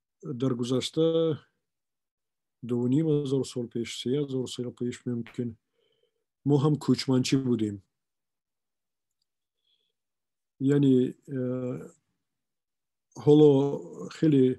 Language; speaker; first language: Persian; non-native, local second language; Shughni